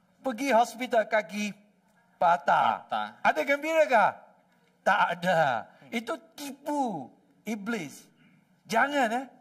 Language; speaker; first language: Malay; non-native, local second language; Chinese